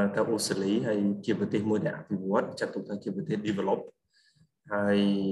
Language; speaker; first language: Khmer; native; Khmer